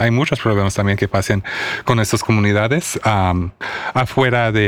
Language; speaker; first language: Spanish; non-native, fluent; English